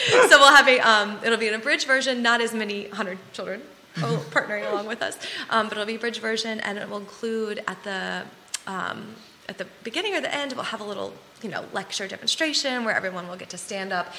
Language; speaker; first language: English; native; English